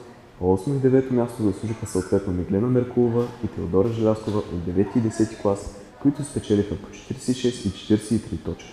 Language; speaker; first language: Bulgarian; native; Bulgarian